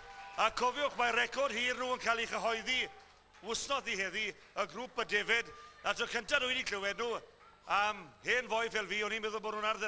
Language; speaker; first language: Welsh; native; Welsh